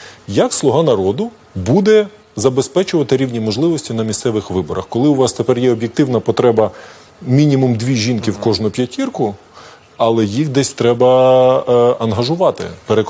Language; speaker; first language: Ukrainian; native; Ukrainian